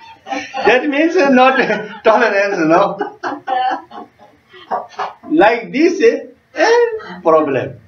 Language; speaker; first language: English; non-native, learner; Tibetan